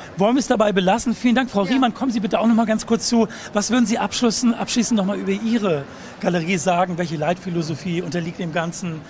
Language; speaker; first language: German; native; German